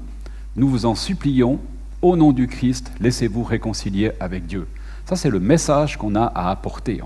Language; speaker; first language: French; native; French